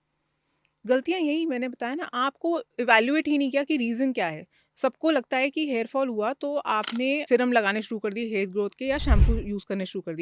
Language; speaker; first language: Hindi; native; Hindi